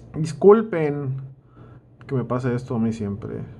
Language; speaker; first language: Spanish; native; Spanish